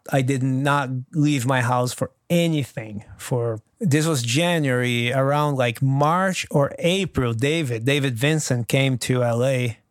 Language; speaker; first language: English; non-native, fluent; Portuguese